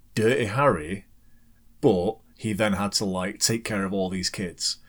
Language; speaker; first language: English; native; English